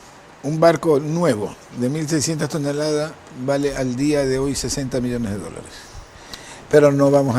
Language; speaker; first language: Spanish; native; Spanish